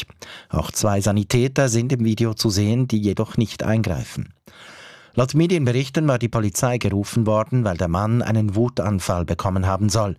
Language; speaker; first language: German; native; German